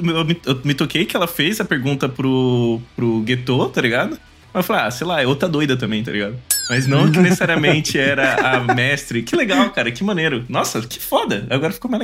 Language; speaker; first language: Portuguese; native; Portuguese